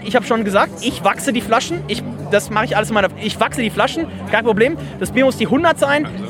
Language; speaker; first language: German; native; German